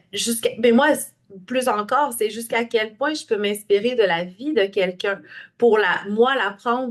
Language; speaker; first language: French; native; French